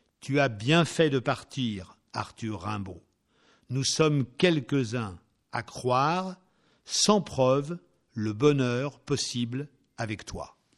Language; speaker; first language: French; native; French